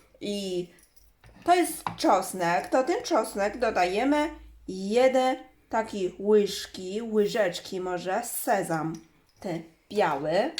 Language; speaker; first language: Polish; non-native, learner; Chinese